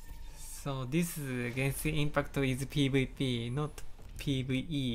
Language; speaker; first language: English; non-native, learner; Japanese